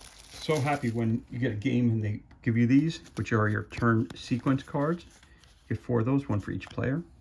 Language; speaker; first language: English; native; English